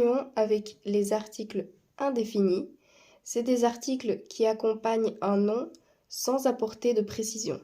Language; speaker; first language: French; non-native, fluent; Spanish